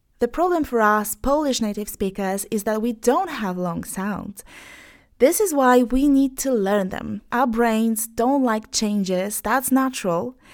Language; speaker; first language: English; non-native, fluent; Polish